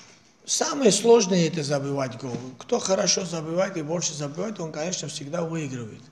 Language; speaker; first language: Russian; non-native, fluent; Georgian